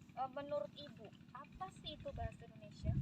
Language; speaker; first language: Indonesian; native; Indonesian